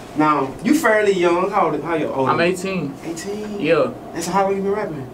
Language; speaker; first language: English; native; English